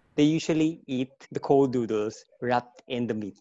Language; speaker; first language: English; non-native, fluent; Korean